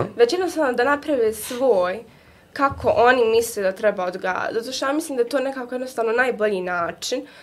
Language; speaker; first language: Bosnian; native; Bosnian